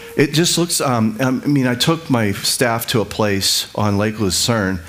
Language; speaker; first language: English; native; English